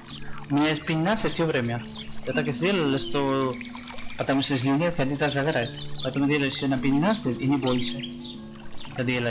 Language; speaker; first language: Russian; non-native, learner; Spanish